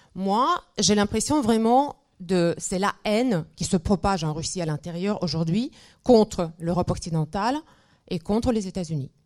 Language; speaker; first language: French; non-native, fluent; Russian